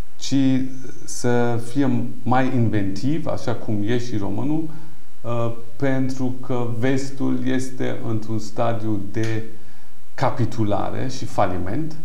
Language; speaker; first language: Romanian; non-native, fluent; Persian